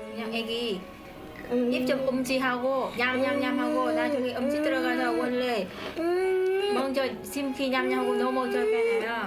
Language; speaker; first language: Korean; non-native, learner; Vietnamese